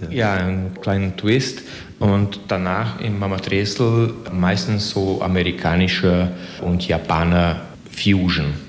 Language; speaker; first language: German; non-native, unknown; Hungarian